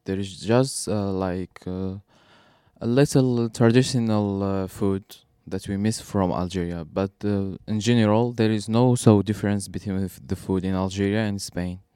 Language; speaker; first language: English; non-native, learner; Arabic